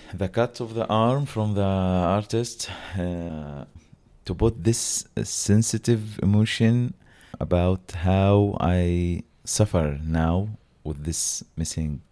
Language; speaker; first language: English; non-native, learner; Arabic